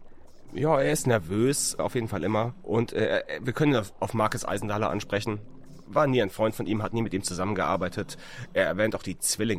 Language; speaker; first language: German; native; German